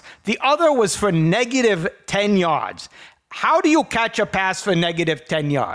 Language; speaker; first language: English; native; English